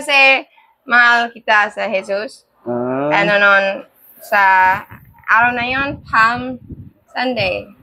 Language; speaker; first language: Filipino; non-native, learner; English